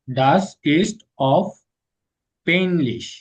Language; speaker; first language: German; non-native, learner; Bangla